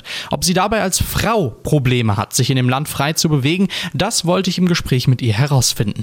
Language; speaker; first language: German; native; German